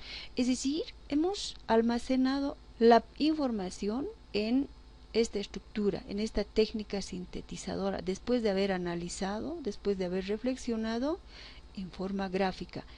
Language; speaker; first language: Spanish; native; Spanish